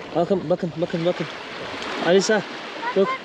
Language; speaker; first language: Turkish; native; Turkish